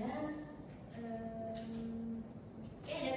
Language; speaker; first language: English; non-native, learner; Indonesian